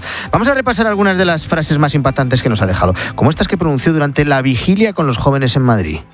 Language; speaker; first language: Spanish; native; Spanish